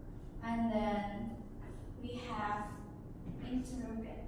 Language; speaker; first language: English; non-native, learner; Indonesian